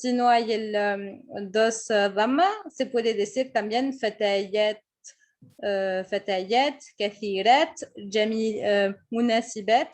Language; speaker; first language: Spanish; non-native, fluent; French